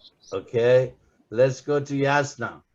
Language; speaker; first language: English; non-native, fluent; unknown